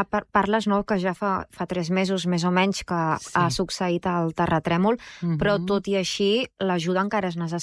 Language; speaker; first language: Catalan; native; Catalan